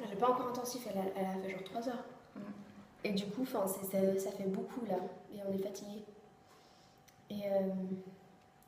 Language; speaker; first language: French; native; French